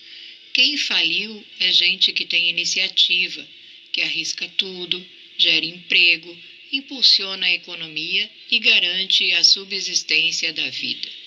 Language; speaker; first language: Portuguese; native; Portuguese